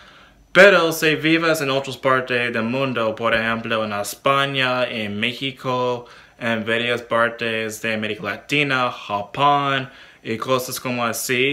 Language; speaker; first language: Spanish; non-native, learner; English